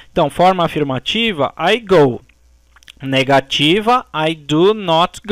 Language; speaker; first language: Portuguese; native; Portuguese